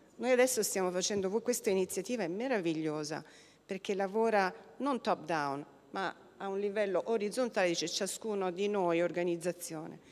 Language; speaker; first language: Italian; early bilingual, heritage; Italian